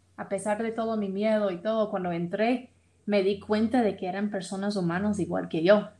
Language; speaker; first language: Spanish; non-native, fluent; English